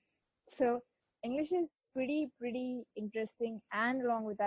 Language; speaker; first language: English; non-native, local second language; Bangla